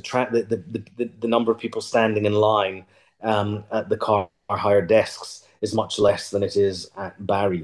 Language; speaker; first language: English; native; English